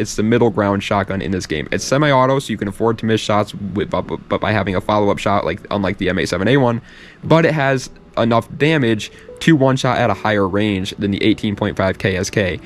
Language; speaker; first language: English; native; English